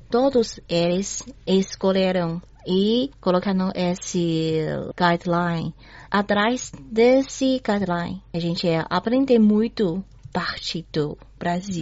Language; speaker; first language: Portuguese; non-native, learner; Chinese